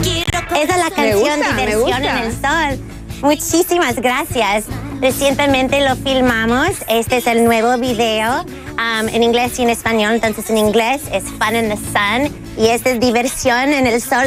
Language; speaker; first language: Spanish; early bilingual, heritage; English